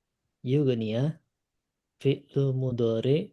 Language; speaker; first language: Arabic; non-native, learner; Indonesian